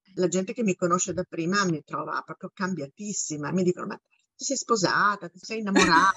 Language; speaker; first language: Italian; native; Italian